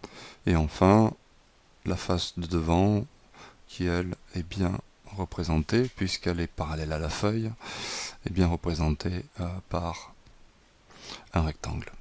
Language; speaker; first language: French; native; French